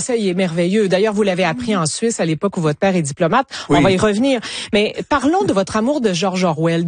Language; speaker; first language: French; native; French